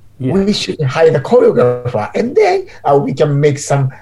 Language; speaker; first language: English; non-native, learner; Japanese